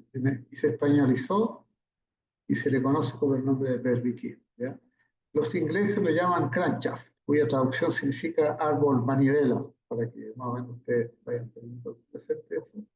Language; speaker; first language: Spanish; native; Spanish